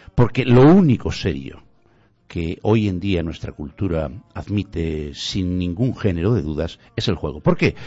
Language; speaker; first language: Spanish; non-native, local second language; Galician